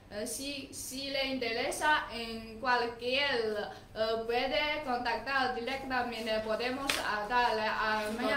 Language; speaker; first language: Spanish; non-native, learner; Chinese